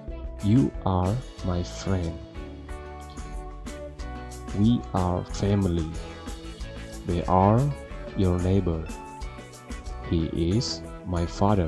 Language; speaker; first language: English; non-native, fluent; Indonesian